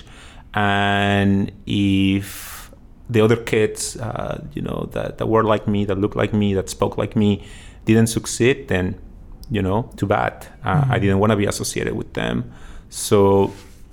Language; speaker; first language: English; non-native, fluent; Spanish